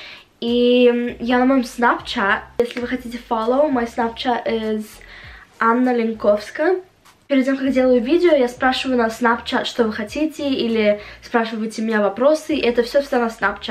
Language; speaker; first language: Russian; early bilingual, heritage; Russian